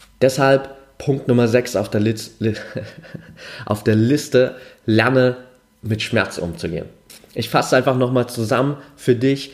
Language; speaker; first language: German; native; German